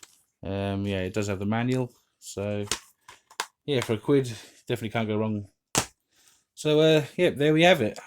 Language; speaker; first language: English; native; English